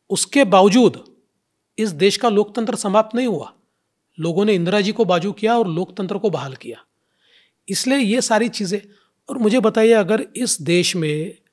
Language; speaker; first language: Hindi; non-native, local second language; Marathi